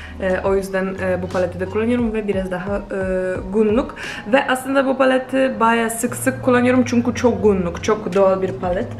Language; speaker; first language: Turkish; non-native, fluent; Polish